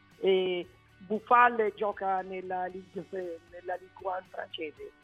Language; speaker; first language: Italian; early bilingual, other home language; Arabic